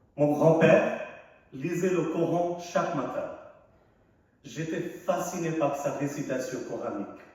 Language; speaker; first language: French; non-native, fluent; Arabic